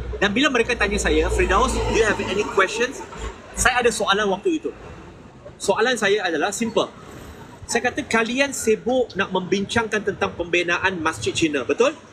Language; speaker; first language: Malay; non-native, local second language; Chinese